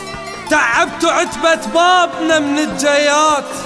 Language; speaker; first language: Arabic; native; Arabic